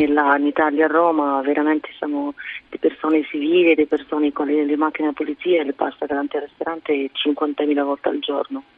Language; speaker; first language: Italian; non-native, fluent; Arabic